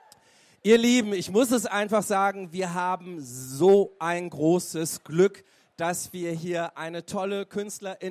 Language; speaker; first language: German; native; German